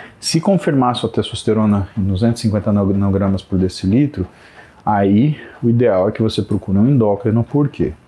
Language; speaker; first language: Portuguese; native; Portuguese